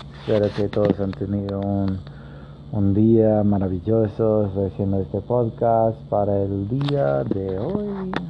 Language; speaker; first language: Spanish; non-native, learner; English